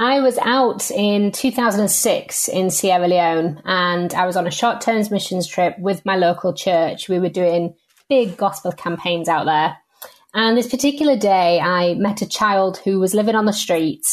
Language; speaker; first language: English; native; English